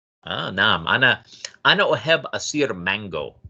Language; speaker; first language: Arabic; non-native, fluent; English